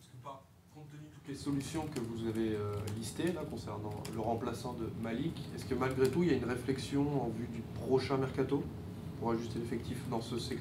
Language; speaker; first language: French; native; French